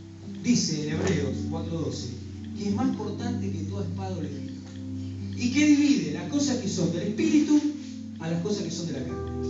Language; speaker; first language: Spanish; native; Spanish